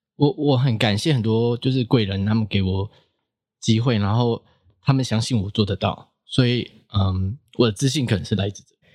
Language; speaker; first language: Chinese; native; Chinese